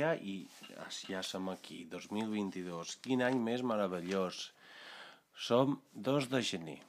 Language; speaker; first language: Catalan; non-native, fluent; Italian